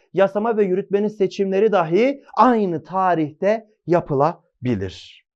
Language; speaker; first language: Turkish; native; Turkish